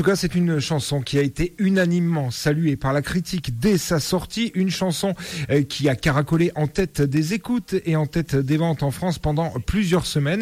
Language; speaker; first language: French; native; French